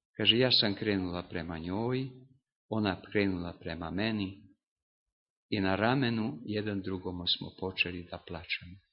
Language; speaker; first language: Serbian; non-native, local second language; Hungarian